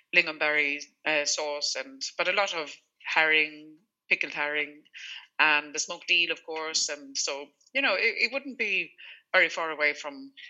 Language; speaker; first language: English; non-native, fluent; Swedish